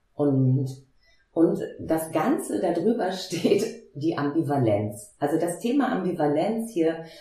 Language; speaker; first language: German; native; German